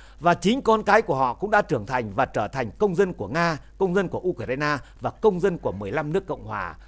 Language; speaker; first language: Vietnamese; native; Vietnamese